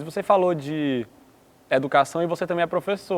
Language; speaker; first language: Portuguese; native; Portuguese